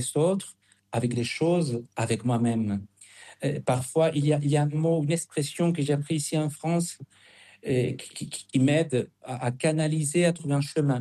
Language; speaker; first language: French; non-native, fluent; Spanish